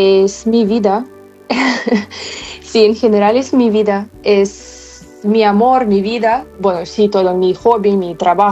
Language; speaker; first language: Spanish; non-native, fluent; Ukrainian